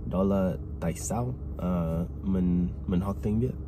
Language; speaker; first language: Vietnamese; non-native, learner; English